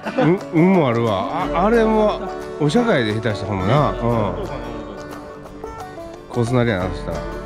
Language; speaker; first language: Japanese; native; Japanese